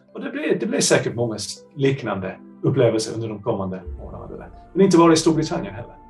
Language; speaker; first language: Swedish; non-native, fluent; English